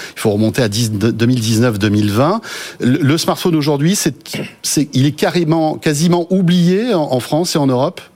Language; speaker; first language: French; native; French